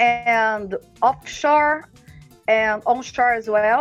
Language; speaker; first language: English; non-native, learner; Portuguese